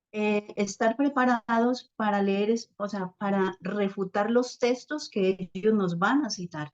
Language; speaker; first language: Spanish; native; Spanish